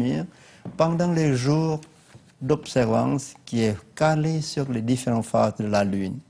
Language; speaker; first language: French; non-native, learner; Lao